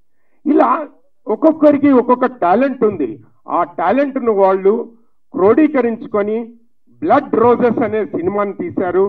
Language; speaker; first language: Telugu; native; Telugu